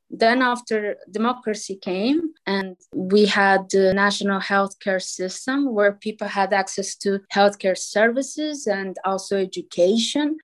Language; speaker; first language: English; non-native, fluent; Portuguese